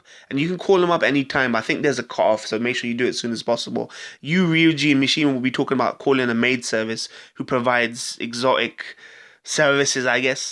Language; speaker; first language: English; native; English